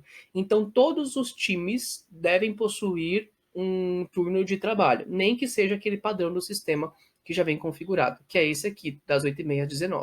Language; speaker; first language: Portuguese; native; Portuguese